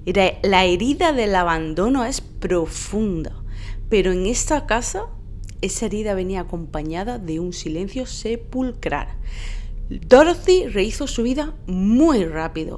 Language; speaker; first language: Spanish; native; Spanish